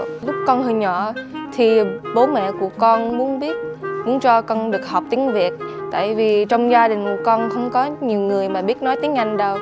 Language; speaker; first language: Vietnamese; early bilingual, heritage; Vietnamese